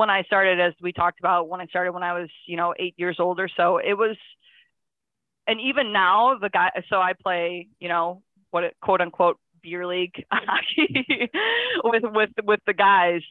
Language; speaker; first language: English; native; English